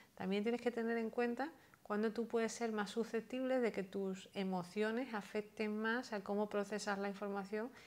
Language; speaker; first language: Spanish; native; Spanish